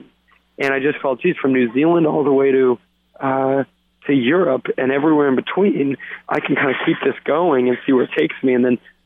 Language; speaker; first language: English; native; English